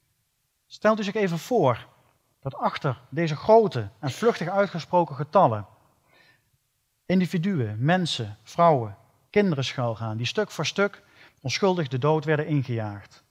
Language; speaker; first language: Dutch; native; Dutch